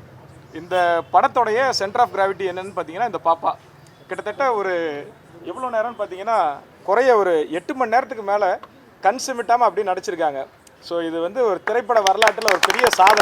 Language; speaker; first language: Tamil; native; Tamil